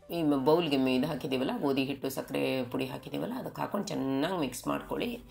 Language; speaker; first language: Kannada; non-native, local second language; Konkani